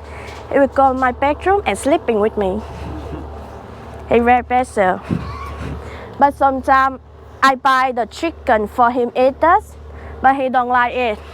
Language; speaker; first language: English; non-native, learner; Vietnamese